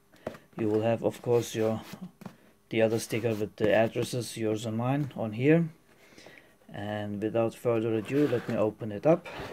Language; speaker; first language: English; non-native, fluent; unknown